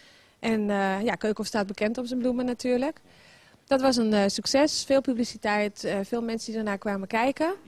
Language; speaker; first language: Dutch; native; Dutch